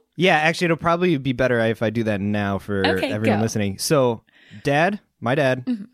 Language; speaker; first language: English; native; English